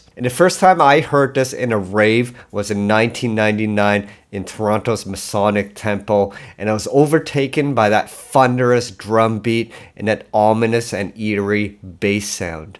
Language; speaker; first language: English; native; English